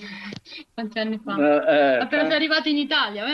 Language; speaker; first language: Italian; native; Italian